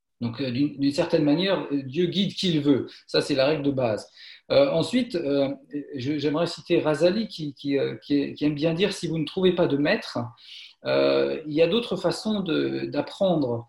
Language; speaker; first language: French; native; French